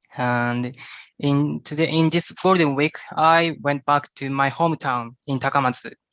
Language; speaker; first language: English; non-native, learner; Japanese